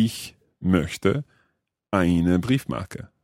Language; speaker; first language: German; non-native, learner; English